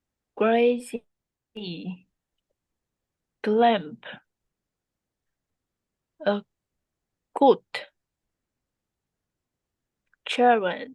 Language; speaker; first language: English; non-native, learner; Vietnamese